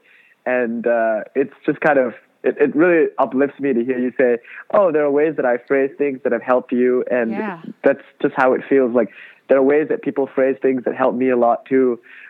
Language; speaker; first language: English; non-native, local second language; Tamil